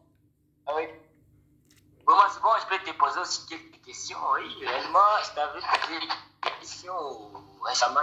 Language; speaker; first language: French; non-native, local second language; Rundi